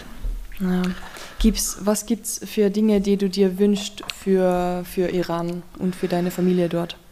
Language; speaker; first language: German; native; German